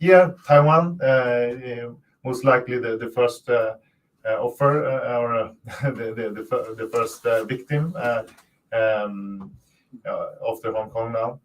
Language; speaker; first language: English; non-native, learner; Mongolian